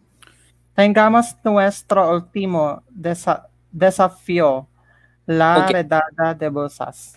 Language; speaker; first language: Spanish; non-native, learner; Filipino